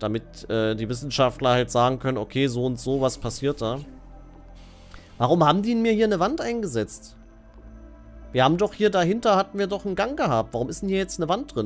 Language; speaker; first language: German; native; German